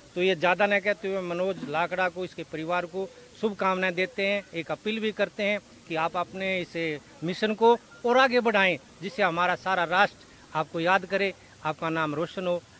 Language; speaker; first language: Hindi; native; Hindi